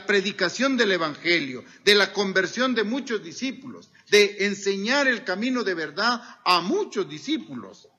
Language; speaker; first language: Spanish; native; Spanish